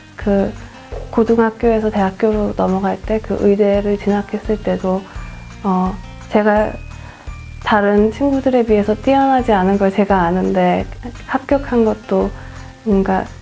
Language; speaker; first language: Korean; early bilingual, other home language; English